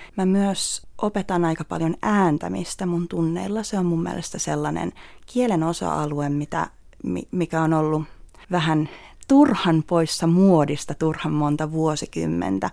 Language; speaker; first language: Finnish; native; Finnish